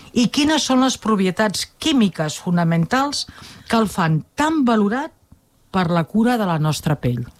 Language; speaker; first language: Catalan; native; Catalan